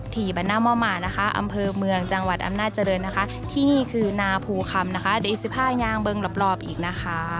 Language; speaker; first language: Thai; native; Thai